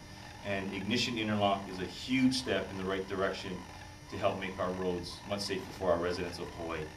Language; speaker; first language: English; native; English